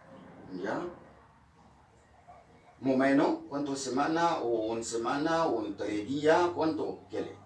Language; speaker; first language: Spanish; non-native, learner; Haitian Creole